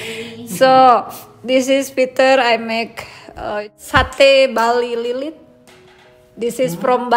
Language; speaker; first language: English; non-native, learner; Indonesian